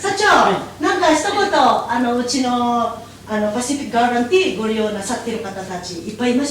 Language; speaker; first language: Japanese; non-native, learner; Filipino